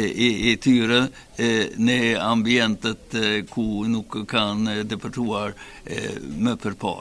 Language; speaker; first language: Albanian; non-native, fluent; Swedish